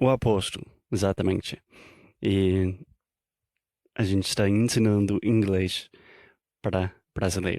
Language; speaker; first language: Portuguese; non-native, fluent; English